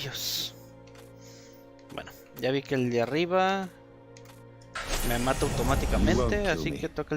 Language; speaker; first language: Spanish; native; Spanish